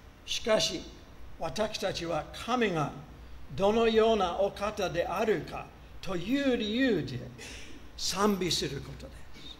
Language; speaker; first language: Japanese; non-native, fluent; English